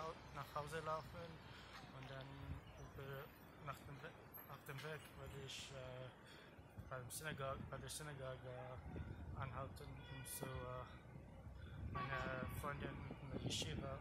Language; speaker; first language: German; non-native, fluent; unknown